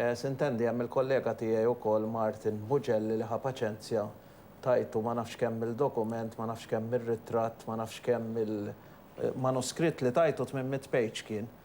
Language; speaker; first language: Maltese; native; Maltese